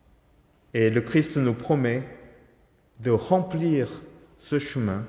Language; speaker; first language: French; non-native, fluent; Korean